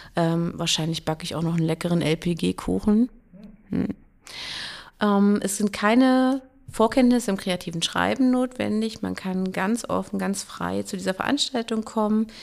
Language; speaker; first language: German; native; German